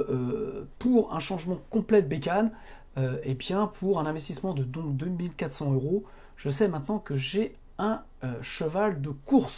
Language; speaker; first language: French; native; French